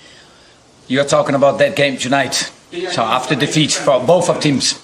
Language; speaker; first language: English; non-native, fluent; Portuguese